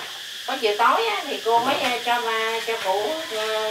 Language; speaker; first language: Vietnamese; native; Vietnamese